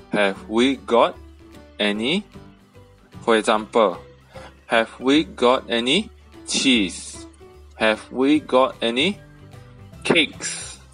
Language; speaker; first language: English; non-native, local second language; Chinese